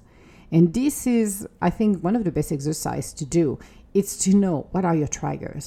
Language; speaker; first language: English; non-native, fluent; French